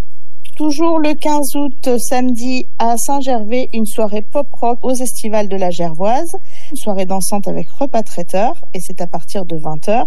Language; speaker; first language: French; native; French